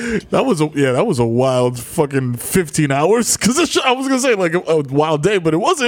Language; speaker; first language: English; early bilingual, other home language; Spanish